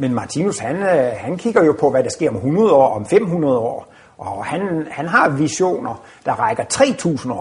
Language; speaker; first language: Danish; native; Danish